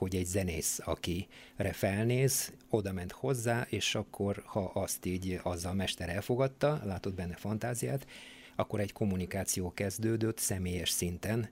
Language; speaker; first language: Hungarian; non-native, fluent; Bulgarian